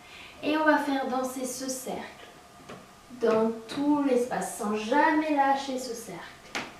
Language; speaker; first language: French; native; French